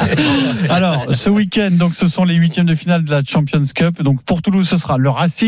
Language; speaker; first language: French; native; French